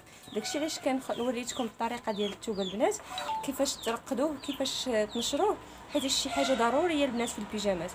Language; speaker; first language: Arabic; native; Arabic